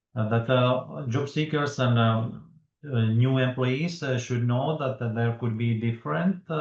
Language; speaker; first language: English; non-native, fluent; Latvian